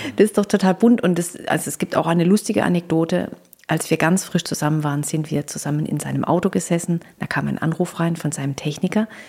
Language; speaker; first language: German; native; German